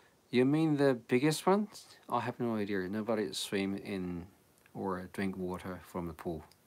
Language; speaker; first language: English; non-native, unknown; Japanese